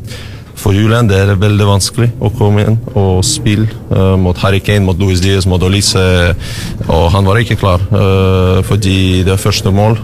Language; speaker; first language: Norwegian; non-native, learner; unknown